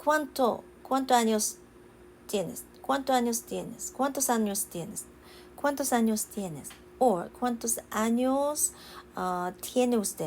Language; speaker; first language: Spanish; non-native, learner; Japanese